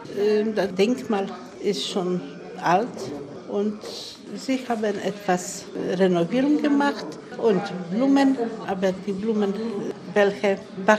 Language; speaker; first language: German; early bilingual, heritage; Polish